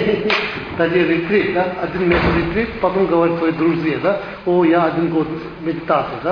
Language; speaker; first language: Russian; non-native, learner; Tibetan